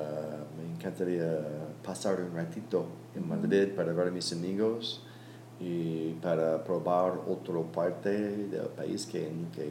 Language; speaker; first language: Spanish; non-native, learner; English